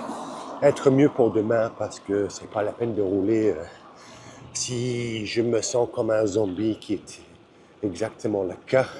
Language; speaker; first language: French; non-native, fluent; English